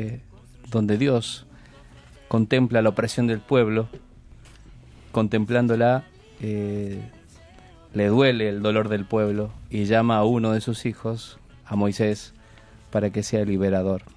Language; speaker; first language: Spanish; native; Spanish